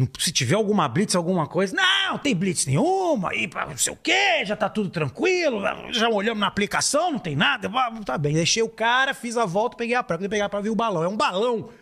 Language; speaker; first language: Portuguese; native; Portuguese